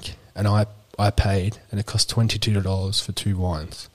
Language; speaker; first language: English; native; English